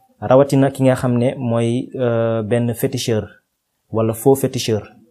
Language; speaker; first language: Wolof; non-native, local second language; Fula